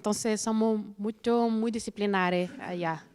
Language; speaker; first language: Spanish; non-native, fluent; Portuguese